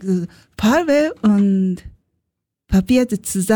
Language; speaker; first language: German; non-native, learner; Japanese